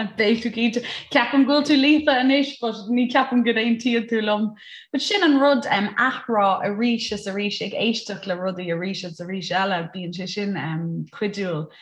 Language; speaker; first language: Irish; non-native, local second language; English